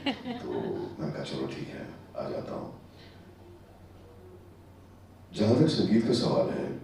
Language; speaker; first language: Hindi; native; Hindi